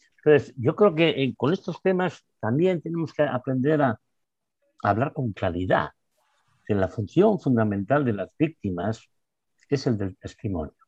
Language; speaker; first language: Spanish; non-native, local second language; Basque